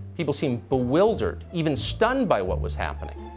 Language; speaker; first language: English; native; English